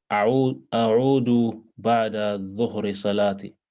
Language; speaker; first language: Arabic; non-native, learner; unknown